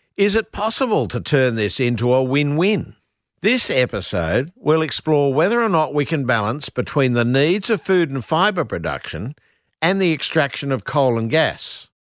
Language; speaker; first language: English; native; English